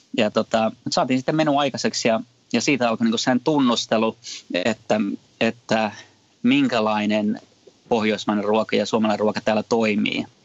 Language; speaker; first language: Finnish; native; Finnish